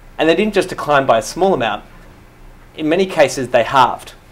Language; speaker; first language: English; native; English